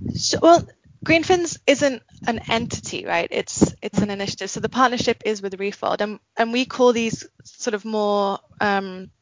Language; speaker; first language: English; native; English